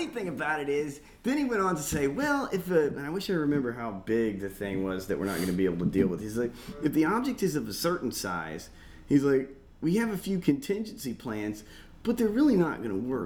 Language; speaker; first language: English; native; English